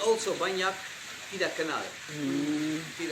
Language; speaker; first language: Indonesian; non-native, learner; Dutch